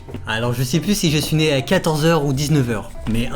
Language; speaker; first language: French; native; French